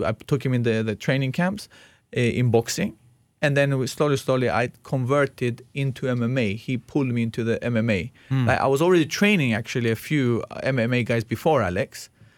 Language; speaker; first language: English; non-native, fluent; Greek